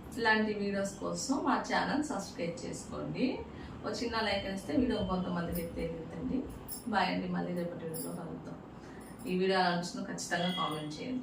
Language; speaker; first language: Telugu; non-native, local second language; Urdu